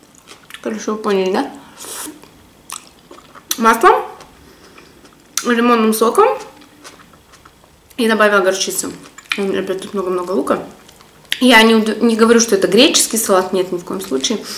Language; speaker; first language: Russian; native; Russian